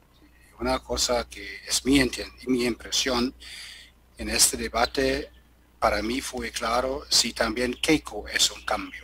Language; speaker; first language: Spanish; non-native, learner; German